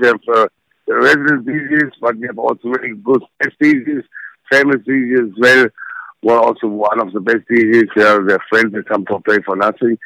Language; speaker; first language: English; non-native, fluent; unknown